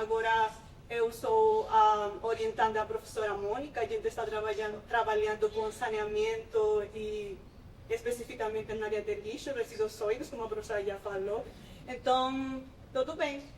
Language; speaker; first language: Portuguese; non-native, fluent; Spanish